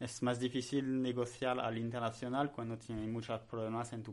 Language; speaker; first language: Spanish; non-native, learner; French